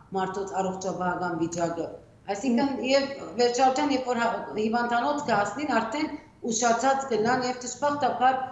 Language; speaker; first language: Armenian; early bilingual, heritage; Armenian